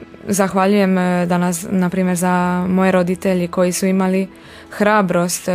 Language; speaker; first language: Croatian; non-native, local second language; Hungarian